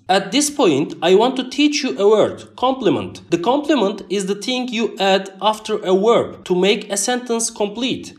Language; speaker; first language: English; non-native, fluent; Turkish